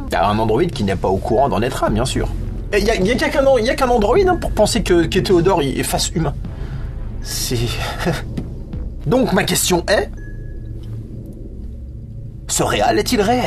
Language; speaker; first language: French; native; French